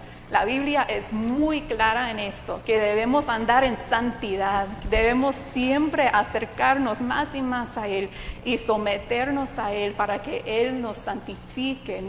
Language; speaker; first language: Spanish; non-native, fluent; English